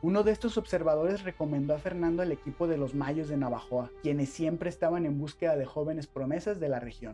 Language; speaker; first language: Spanish; native; Spanish